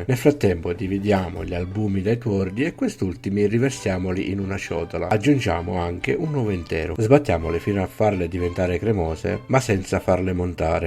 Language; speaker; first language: Italian; native; Italian